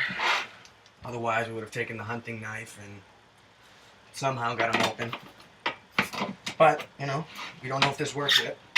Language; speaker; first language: English; native; English